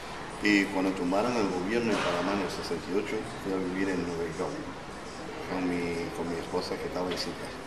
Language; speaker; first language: Spanish; non-native, local second language; English